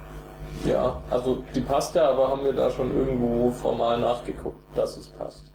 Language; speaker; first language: German; native; German